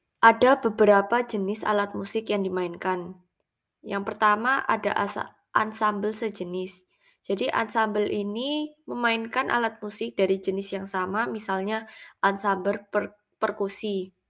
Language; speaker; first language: Indonesian; native; Indonesian